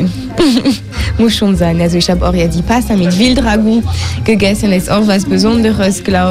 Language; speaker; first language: German; non-native, fluent; French